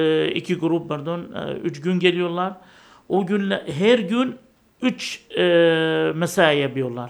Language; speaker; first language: Turkish; non-native, fluent; Arabic